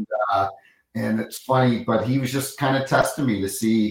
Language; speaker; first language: English; native; English